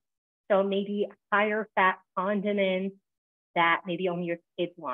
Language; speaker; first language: English; native; English